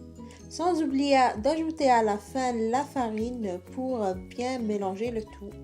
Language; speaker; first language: French; non-native, local second language; Arabic